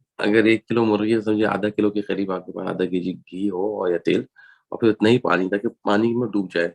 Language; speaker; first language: Urdu; native; Urdu